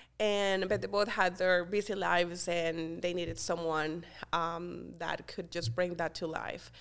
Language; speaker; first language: English; non-native, fluent; Spanish